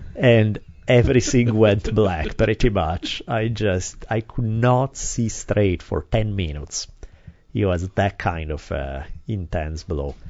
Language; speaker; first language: English; non-native, fluent; Italian